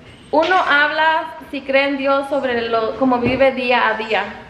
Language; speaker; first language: Spanish; early bilingual, heritage; Spanish